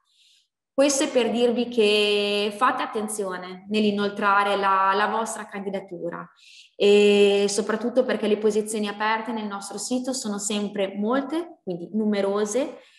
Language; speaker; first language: Italian; native; Italian